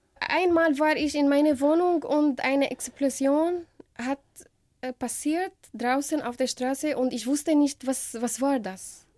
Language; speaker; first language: German; non-native, learner; Arabic